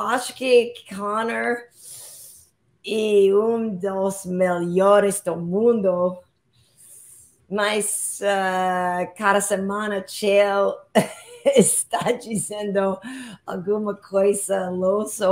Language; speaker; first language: Portuguese; non-native, learner; English